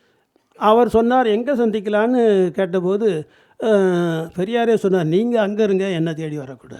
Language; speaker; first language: Tamil; native; Tamil